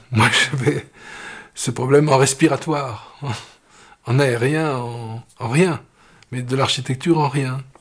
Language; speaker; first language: French; native; French